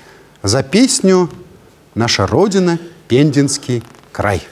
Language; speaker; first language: Russian; native; Russian